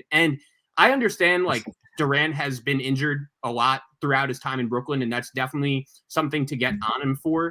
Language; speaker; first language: English; native; English